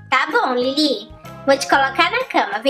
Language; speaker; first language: Portuguese; native; Portuguese